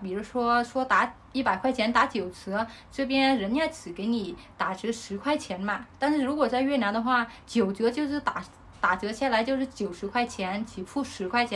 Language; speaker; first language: Chinese; non-native, fluent; Vietnamese